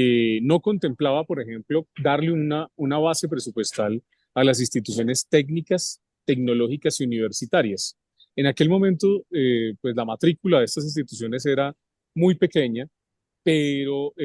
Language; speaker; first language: Spanish; native; Spanish